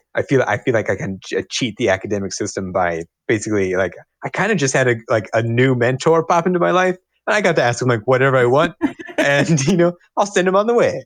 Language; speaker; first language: English; native; English